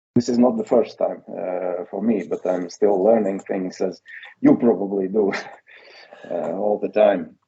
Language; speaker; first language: English; non-native, fluent; Latvian